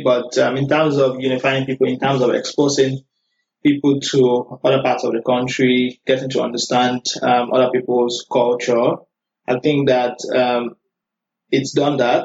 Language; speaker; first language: English; non-native, local second language; Yoruba